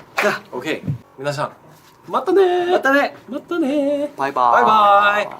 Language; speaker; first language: Japanese; non-native, learner; Korean